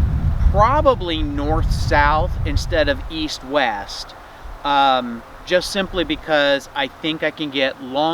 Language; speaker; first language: English; native; English